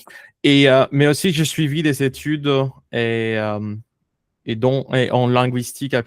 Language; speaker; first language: French; non-native, fluent; Spanish